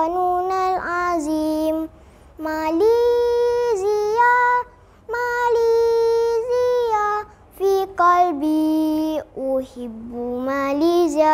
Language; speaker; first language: Arabic; non-native, learner; Malay